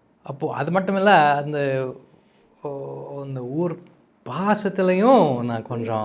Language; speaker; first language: Tamil; non-native, fluent; English